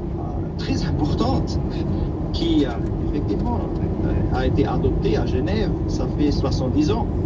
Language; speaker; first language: French; non-native, fluent; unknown